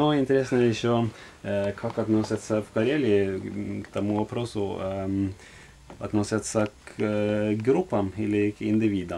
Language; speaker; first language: Russian; non-native, fluent; Norwegian